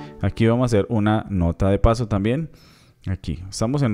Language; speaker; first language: Spanish; native; Spanish